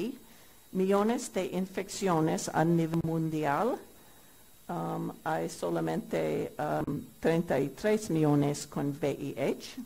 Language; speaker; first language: Spanish; non-native, fluent; English